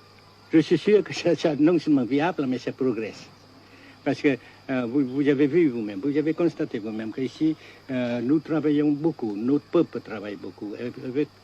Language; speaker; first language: French; non-native, local second language; Vietnamese